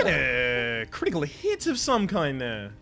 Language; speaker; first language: English; native; English